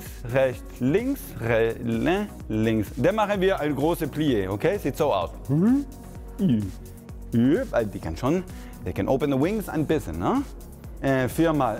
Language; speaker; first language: German; non-native, fluent; French